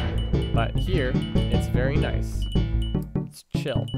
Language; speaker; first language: English; native; English